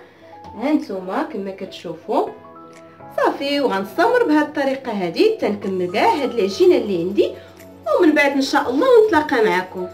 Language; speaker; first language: Arabic; native; Arabic